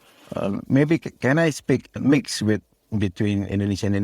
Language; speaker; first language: English; non-native, learner; Indonesian